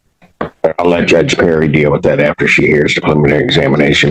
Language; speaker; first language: English; native; English